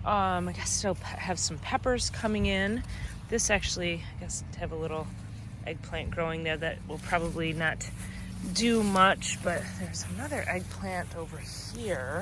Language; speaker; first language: English; native; English